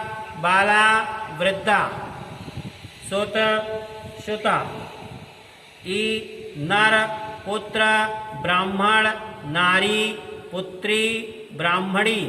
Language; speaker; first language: Hindi; native; Hindi